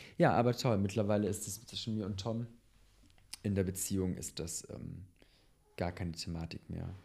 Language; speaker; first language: German; early bilingual, other home language; Bosnian